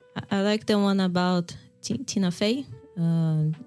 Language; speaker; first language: English; non-native, fluent; Portuguese